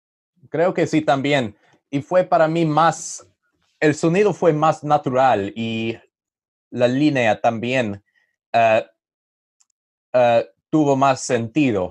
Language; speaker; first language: Spanish; non-native, learner; English